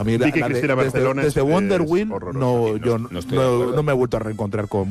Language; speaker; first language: Spanish; native; Spanish